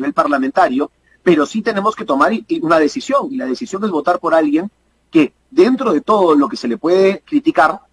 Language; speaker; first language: Spanish; native; Spanish